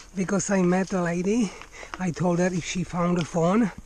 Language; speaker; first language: English; non-native, fluent; Czech